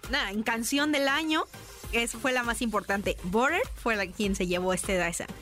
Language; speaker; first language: Spanish; native; Spanish